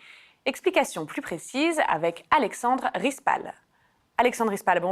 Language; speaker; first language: French; native; French